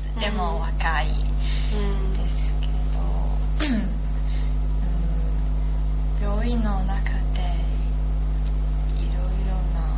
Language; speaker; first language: Japanese; non-native, learner; Chinese